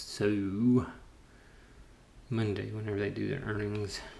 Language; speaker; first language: English; native; English